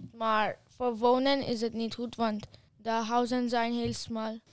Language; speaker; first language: Dutch; early bilingual, other home language; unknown